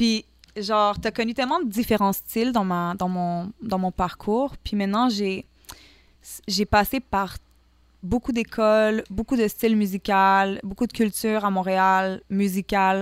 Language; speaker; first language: French; native; French